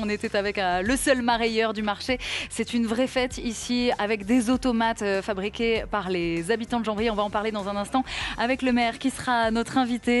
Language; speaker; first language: French; native; French